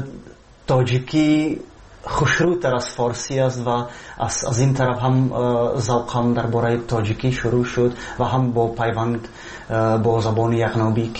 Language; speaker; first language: Tajik; non-native, fluent; Czech